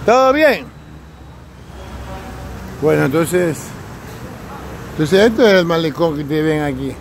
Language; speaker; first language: Spanish; native; Spanish